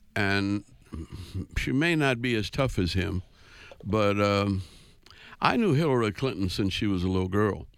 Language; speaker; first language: English; native; English